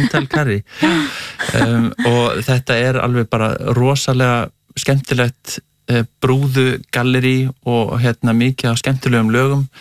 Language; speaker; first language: Icelandic; native; Icelandic